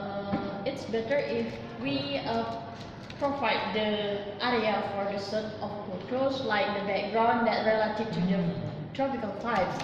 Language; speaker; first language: English; non-native, learner; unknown